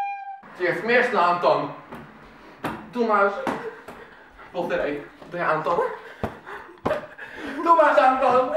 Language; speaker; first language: Slovak; non-native, local second language; Hungarian